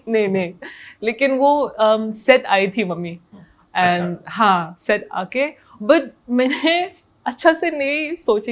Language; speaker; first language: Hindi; non-native, local second language; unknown